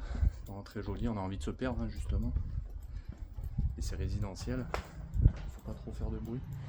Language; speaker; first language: French; native; French